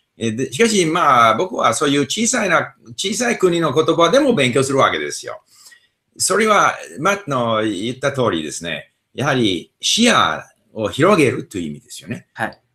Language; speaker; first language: Japanese; non-native, fluent; English